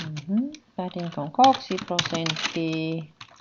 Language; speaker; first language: Finnish; non-native, learner; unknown